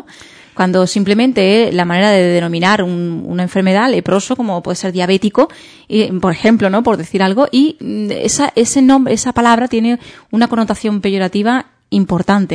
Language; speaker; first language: Spanish; native; Spanish